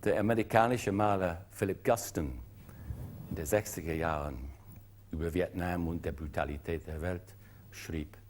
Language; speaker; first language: German; non-native, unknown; English